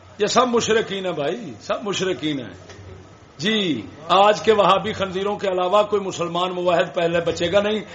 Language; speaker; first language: Urdu; non-native, local second language; Punjabi